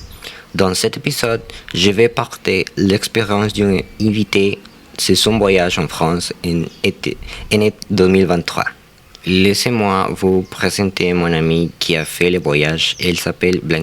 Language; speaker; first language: French; non-native, learner; Spanish